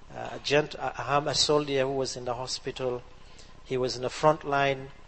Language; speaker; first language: English; non-native, local second language; Acoli